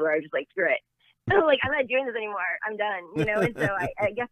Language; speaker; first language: English; native; English